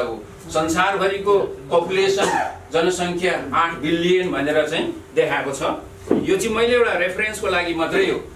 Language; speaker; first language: Nepali; native; Nepali